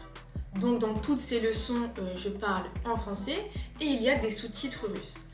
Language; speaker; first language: French; native; French